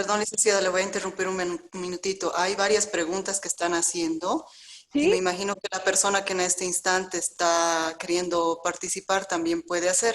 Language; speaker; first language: Spanish; native; Spanish